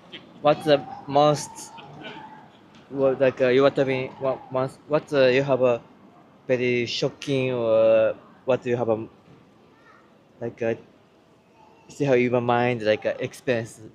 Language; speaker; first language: English; non-native, learner; Japanese